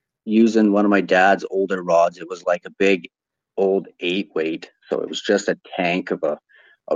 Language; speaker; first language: English; native; English